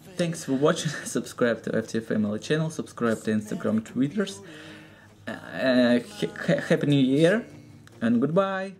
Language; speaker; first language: English; non-native, learner; Russian